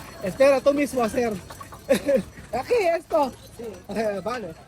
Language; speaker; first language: Spanish; non-native, learner; Filipino